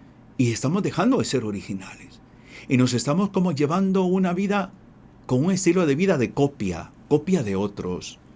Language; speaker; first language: Spanish; native; Spanish